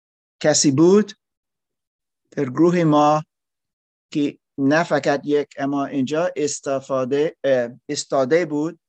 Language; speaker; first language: Persian; non-native, learner; English